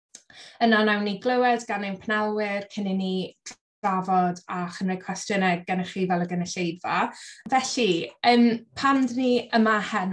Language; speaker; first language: Welsh; native; Welsh